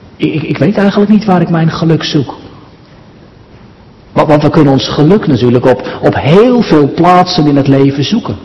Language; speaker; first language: Dutch; native; Dutch